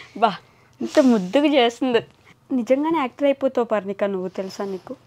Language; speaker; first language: Telugu; native; Telugu